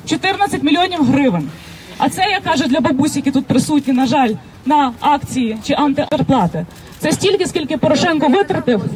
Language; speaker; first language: Ukrainian; native; Ukrainian